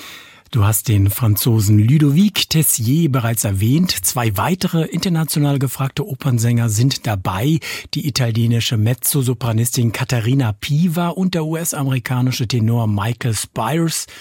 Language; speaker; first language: German; native; German